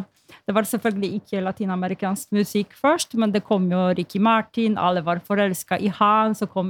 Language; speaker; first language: Norwegian; non-native, fluent; Polish